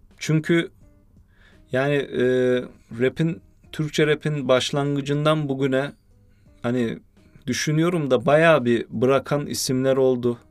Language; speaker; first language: Turkish; early bilingual, heritage; Turkish